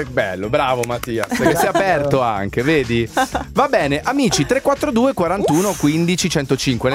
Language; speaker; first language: Italian; native; Italian